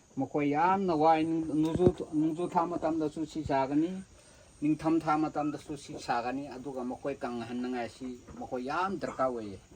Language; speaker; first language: Manipuri; non-native, local second language; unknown